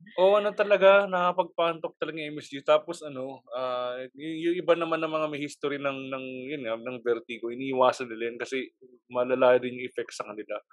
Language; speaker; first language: Filipino; native; Filipino